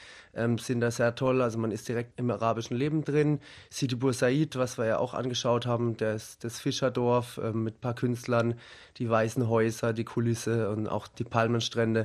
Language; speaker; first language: German; native; German